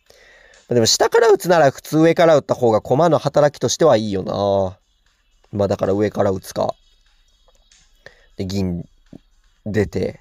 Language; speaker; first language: Japanese; native; Japanese